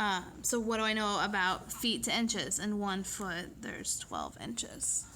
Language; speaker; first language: English; native; English